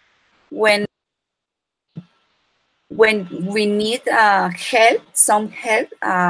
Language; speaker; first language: English; non-native, learner; Spanish